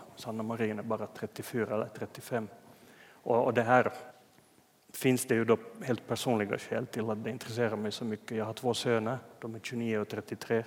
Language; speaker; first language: Swedish; native; Swedish